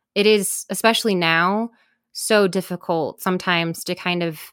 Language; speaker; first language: English; native; English